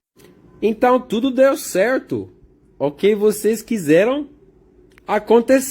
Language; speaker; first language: Portuguese; non-native, learner; English